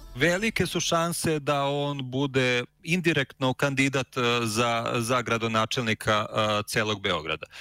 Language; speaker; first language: Serbian; native; Serbian